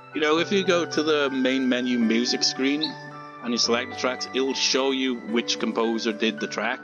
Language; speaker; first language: English; native; English